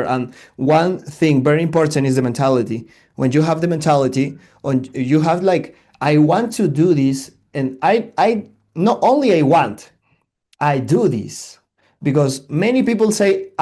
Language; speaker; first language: English; non-native, learner; Spanish